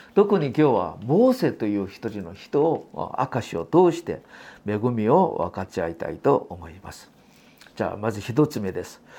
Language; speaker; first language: Japanese; non-native, fluent; Korean